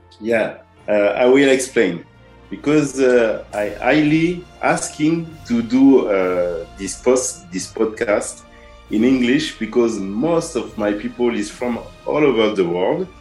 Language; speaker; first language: English; non-native, learner; French